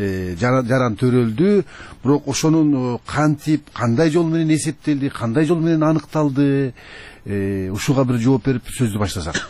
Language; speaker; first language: Kyrgyz; native; Kyrgyz